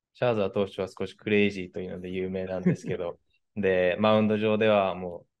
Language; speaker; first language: Japanese; native; Japanese